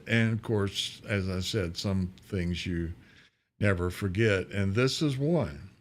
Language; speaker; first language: English; native; English